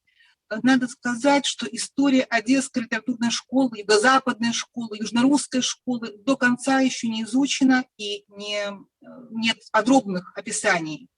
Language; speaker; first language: Russian; native; Russian